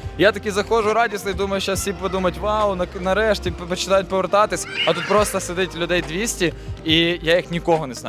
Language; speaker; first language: Ukrainian; native; Ukrainian